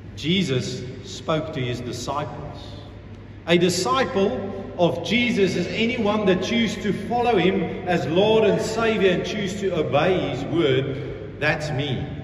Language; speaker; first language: English; non-native, local second language; Afrikaans